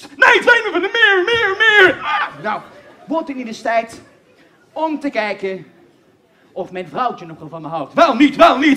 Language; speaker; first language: Dutch; native; Dutch